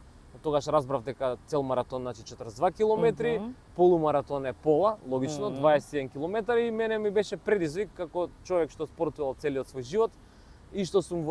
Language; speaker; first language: Macedonian; native; Macedonian